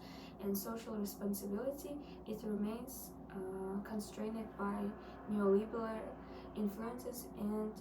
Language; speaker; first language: English; non-native, learner; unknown